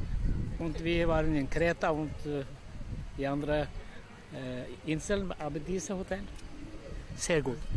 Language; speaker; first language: German; non-native, learner; Norwegian